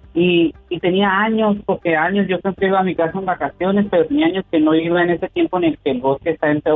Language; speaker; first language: Spanish; native; Spanish